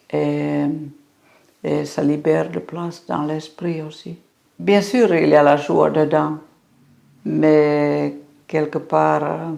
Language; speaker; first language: French; non-native, fluent; Finnish